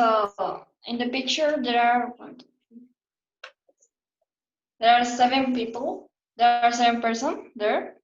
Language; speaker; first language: English; non-native, learner; Spanish